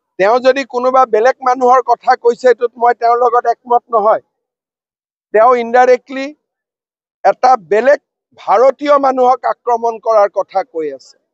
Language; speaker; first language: Assamese; native; Assamese